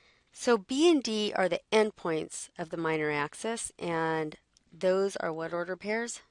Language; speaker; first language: English; native; English